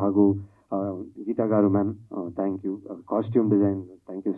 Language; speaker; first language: Telugu; non-native, learner; Kannada